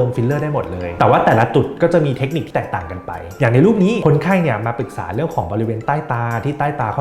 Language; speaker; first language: Thai; native; Thai